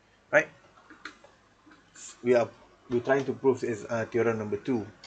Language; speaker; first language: English; non-native, local second language; Malay